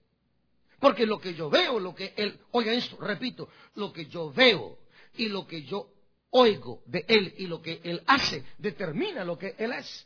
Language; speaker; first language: Spanish; native; Spanish